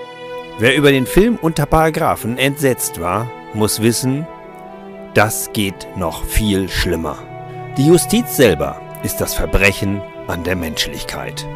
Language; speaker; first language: German; native; German